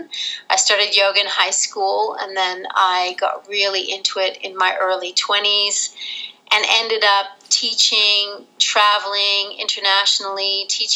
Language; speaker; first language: English; native; English